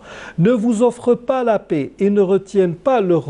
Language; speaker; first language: French; non-native, local second language; Arabic